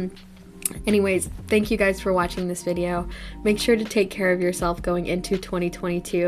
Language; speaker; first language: English; native; English